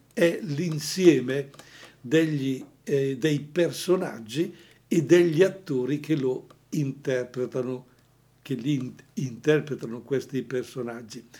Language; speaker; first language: Italian; native; Italian